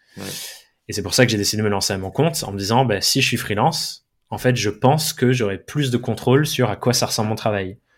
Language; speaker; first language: French; early bilingual, other home language; English